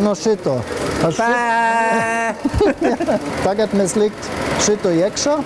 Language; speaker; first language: Latvian; non-native, learner; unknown